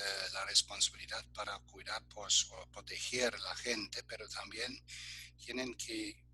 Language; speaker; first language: Spanish; non-native, fluent; German